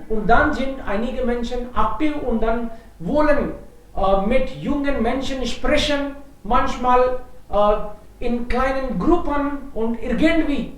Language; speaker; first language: German; non-native, fluent; Hindi